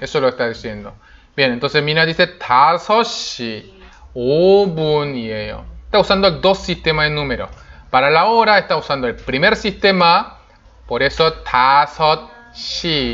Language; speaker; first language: Spanish; non-native, fluent; Korean